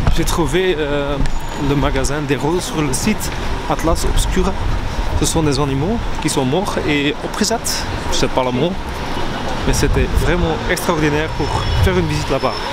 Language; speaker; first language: French; non-native, learner; Dutch